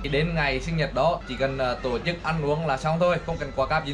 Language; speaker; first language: Vietnamese; native; Vietnamese